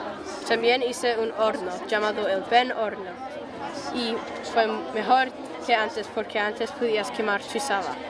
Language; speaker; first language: Spanish; non-native, learner; English